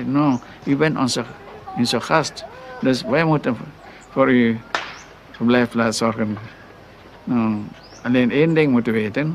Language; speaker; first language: Dutch; non-native, local second language; Minangkabau